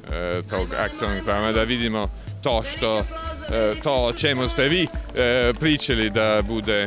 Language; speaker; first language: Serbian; non-native, fluent; English